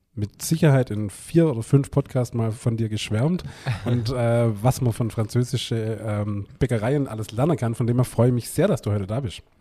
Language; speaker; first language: German; non-native, fluent; French